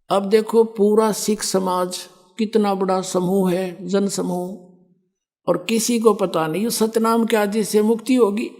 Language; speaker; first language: Hindi; native; Hindi